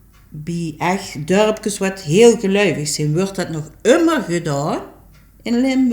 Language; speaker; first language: Dutch; native; Dutch